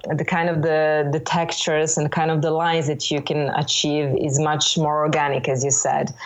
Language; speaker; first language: English; non-native, fluent; Serbian